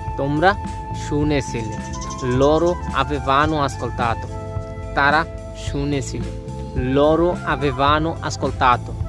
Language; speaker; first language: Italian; non-native, learner; Bangla